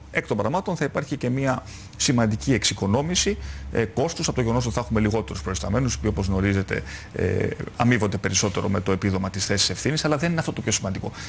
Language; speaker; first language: Greek; native; Greek